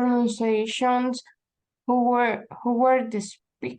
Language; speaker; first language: English; non-native, learner; Spanish